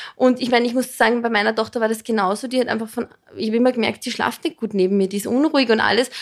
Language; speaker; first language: German; non-native, fluent; Serbian